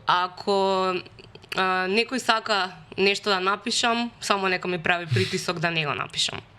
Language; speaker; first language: Macedonian; native; Macedonian